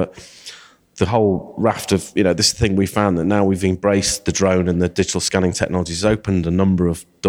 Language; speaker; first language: English; native; English